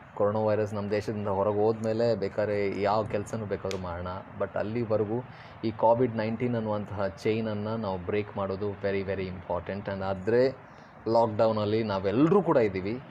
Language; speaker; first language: Kannada; non-native, local second language; Tulu